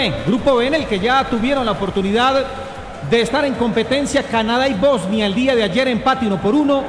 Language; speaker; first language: Spanish; native; Spanish